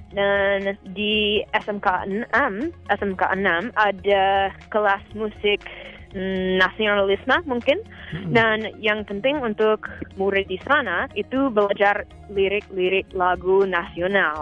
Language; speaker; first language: Indonesian; non-native, fluent; English